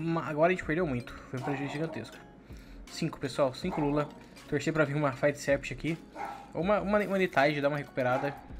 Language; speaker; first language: Portuguese; native; Portuguese